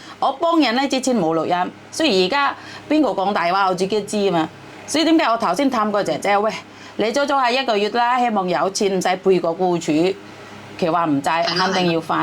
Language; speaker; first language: Cantonese; non-native, fluent; Indonesian